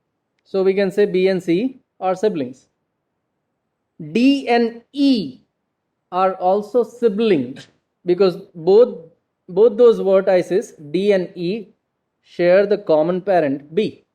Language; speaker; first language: English; non-native, local second language; Gujarati